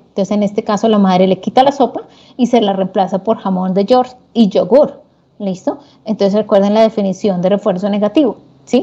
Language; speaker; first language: Spanish; native; Spanish